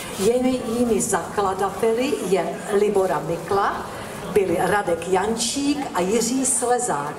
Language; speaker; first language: Czech; native; Czech